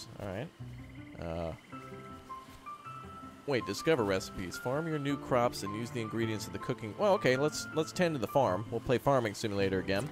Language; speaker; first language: English; native; English